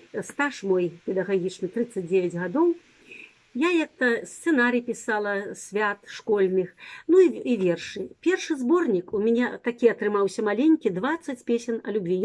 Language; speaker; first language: Belarusian; native; Belarusian